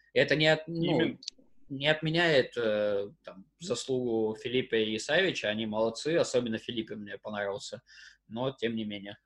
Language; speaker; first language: Russian; native; Russian